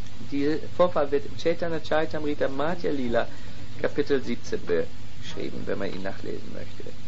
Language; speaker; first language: German; native; German